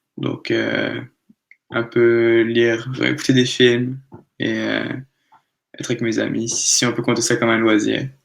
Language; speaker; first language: French; native; French